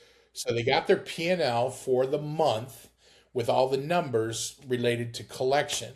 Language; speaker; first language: English; native; English